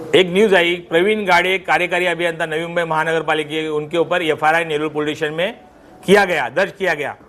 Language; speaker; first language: Hindi; non-native, local second language; Marathi